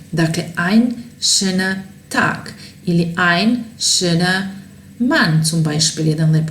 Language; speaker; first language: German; non-native, fluent; Serbian